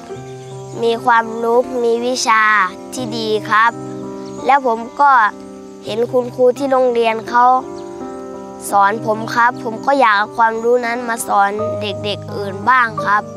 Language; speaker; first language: Thai; non-native, local second language; Northeastern Thai